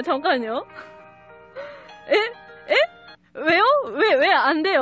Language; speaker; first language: Korean; non-native, fluent; Japanese